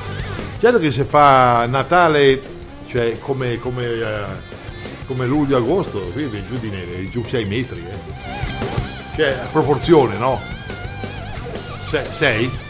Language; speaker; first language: Italian; native; Italian